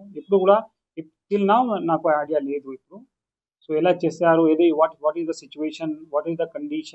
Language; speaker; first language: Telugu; non-native, local second language; Urdu